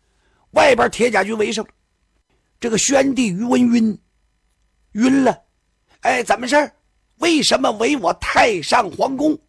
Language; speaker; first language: Chinese; native; Chinese